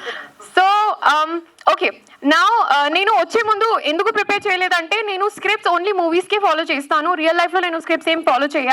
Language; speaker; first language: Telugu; non-native, learner; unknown